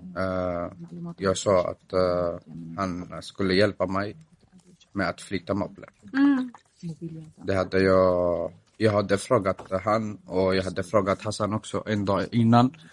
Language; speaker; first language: Swedish; non-native, fluent; Arabic